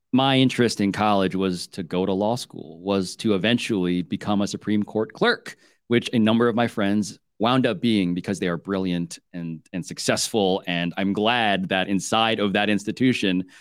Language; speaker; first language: English; early bilingual, other home language; Filipino